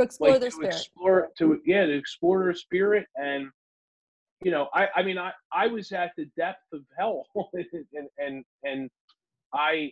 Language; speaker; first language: English; native; English